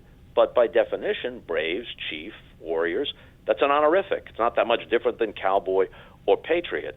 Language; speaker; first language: English; native; English